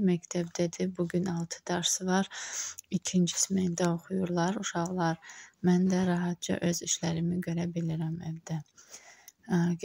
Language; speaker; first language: Turkish; non-native, learner; Azerbaijani